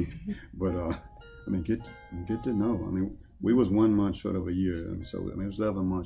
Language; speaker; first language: English; native; English